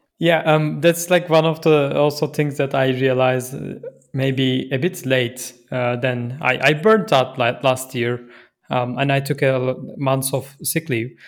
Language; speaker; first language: English; non-native, fluent; Turkish